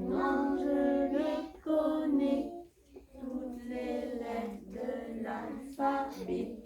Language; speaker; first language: French; native; French